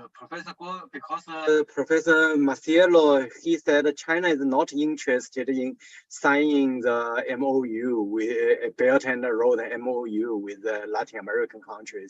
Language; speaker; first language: English; non-native, fluent; Chinese